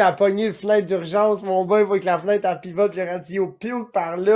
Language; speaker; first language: French; native; French